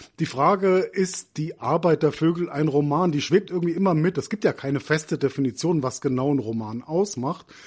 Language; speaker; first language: German; native; German